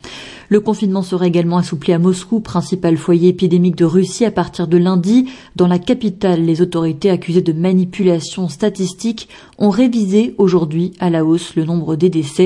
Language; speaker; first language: French; native; French